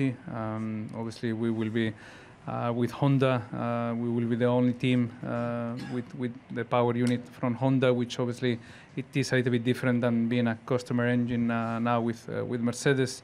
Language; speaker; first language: English; non-native, fluent; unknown